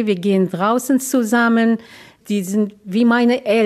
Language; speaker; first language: German; non-native, learner; Arabic